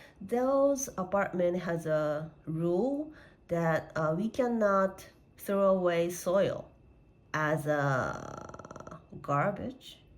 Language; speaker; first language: English; non-native, learner; Japanese